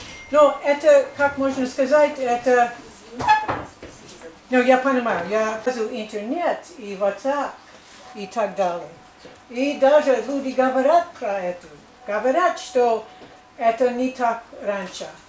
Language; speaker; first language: Russian; non-native, learner; English